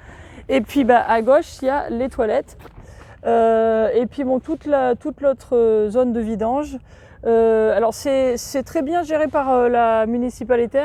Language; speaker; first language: French; native; French